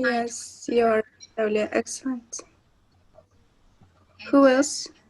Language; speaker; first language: English; non-native, fluent; Kazakh